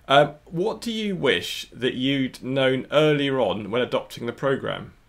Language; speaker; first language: English; native; English